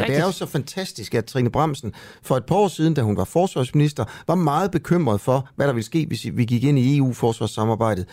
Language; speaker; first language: Danish; native; Danish